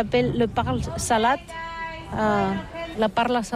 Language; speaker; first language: French; non-native, learner; Catalan